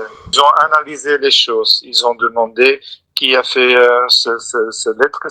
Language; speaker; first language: French; non-native, local second language; Dutch